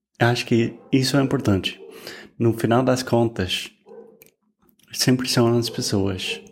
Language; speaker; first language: Portuguese; non-native, fluent; English